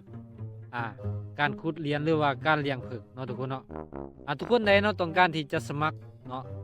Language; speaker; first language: Thai; non-native, local second language; Northeastern Thai